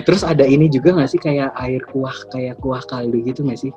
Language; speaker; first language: Indonesian; native; Indonesian